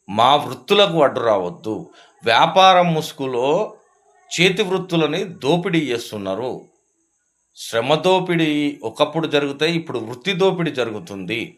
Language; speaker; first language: Telugu; native; Telugu